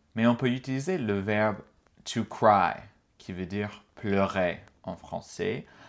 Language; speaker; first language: French; non-native, fluent; English